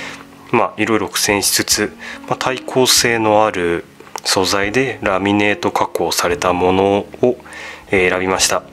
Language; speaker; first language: Japanese; native; Japanese